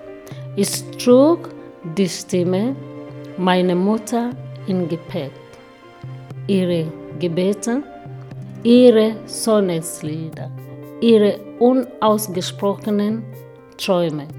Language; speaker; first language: German; non-native, fluent; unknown